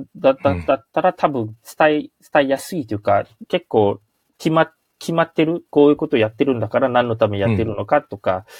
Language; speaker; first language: Japanese; non-native, fluent; Malay